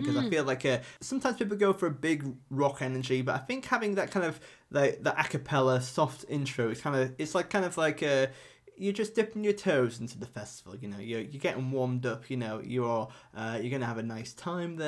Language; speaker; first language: English; native; English